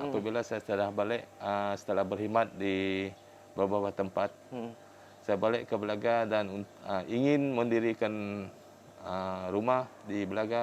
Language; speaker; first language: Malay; non-native, local second language; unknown